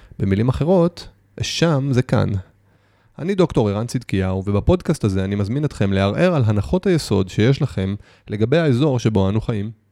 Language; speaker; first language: Hebrew; native; Hebrew